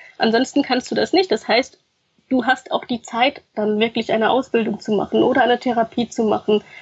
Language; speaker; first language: German; early bilingual, other home language; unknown